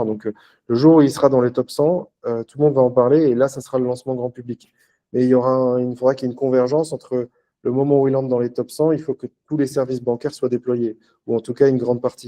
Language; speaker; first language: French; native; French